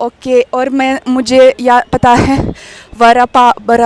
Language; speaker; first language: Hindi; non-native, learner; Russian